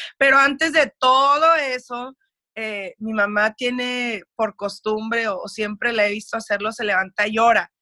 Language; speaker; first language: Spanish; early bilingual, heritage; Spanish